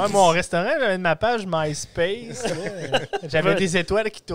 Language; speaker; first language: French; native; French